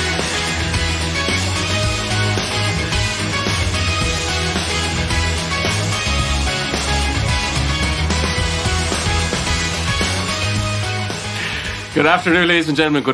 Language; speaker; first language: English; native; English